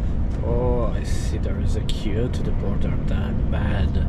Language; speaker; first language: English; non-native, fluent; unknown